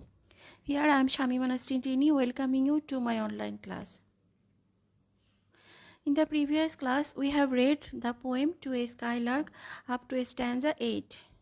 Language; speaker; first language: English; non-native, local second language; Bangla